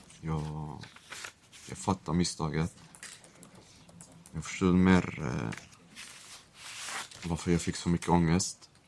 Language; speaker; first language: Swedish; non-native, fluent; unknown